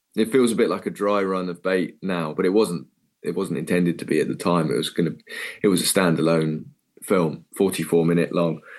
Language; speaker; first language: English; native; English